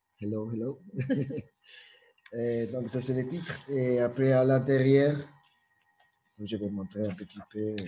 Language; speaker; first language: French; non-native, fluent; Spanish